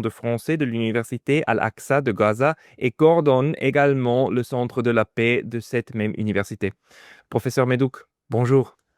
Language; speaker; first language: French; non-native, fluent; German